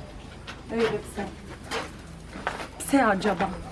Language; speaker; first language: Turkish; non-native, fluent; Albanian